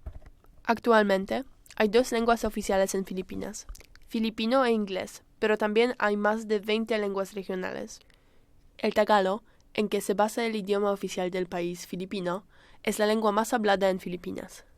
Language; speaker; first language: Spanish; non-native, learner; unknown